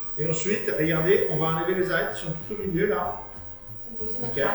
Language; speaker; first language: French; non-native, fluent; Korean